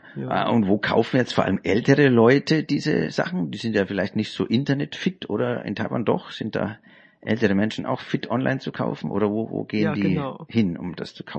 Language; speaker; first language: German; native; German